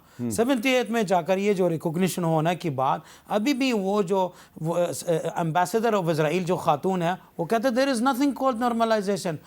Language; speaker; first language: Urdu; non-native, fluent; Arabic